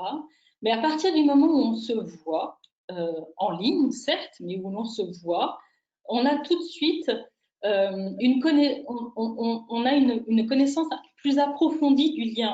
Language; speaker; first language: French; native; French